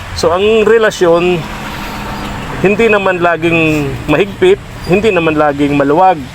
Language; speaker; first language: Filipino; native; Filipino